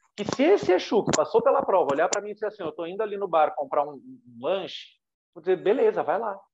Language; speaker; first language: Portuguese; native; Portuguese